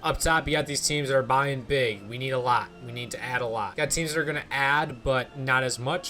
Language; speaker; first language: English; native; English